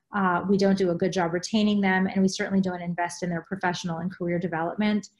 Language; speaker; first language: English; native; English